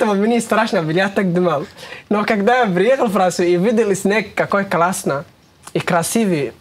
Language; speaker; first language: Russian; non-native, fluent; Somali